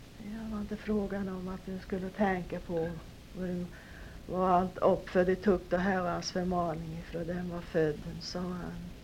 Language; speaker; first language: Swedish; native; Swedish